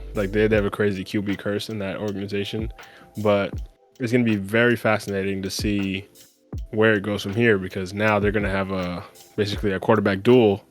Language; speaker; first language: English; native; English